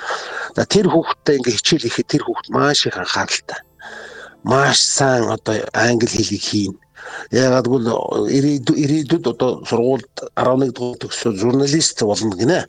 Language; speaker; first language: Mongolian; native; Mongolian